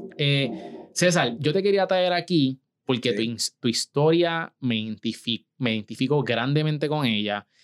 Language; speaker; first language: Spanish; native; Spanish